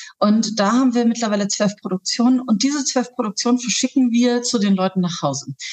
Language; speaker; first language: German; native; German